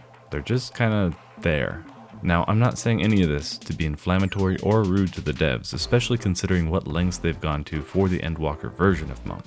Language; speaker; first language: English; native; English